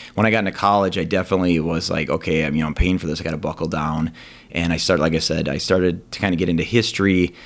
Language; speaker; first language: English; native; English